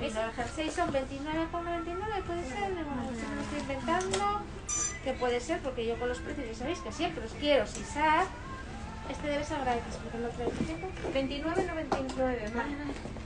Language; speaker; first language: Spanish; native; Spanish